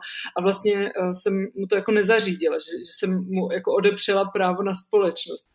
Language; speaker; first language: Czech; native; Czech